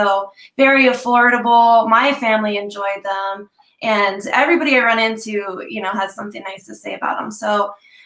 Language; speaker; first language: English; native; English